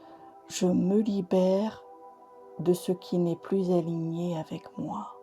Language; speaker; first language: French; native; French